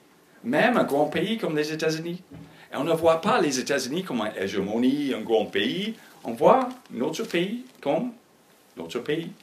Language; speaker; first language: French; non-native, fluent; English